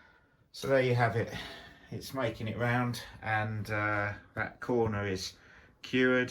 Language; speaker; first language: English; native; English